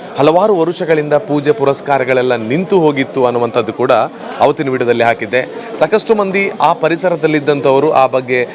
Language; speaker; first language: Kannada; native; Kannada